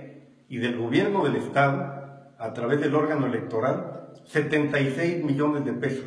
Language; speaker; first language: Spanish; native; Spanish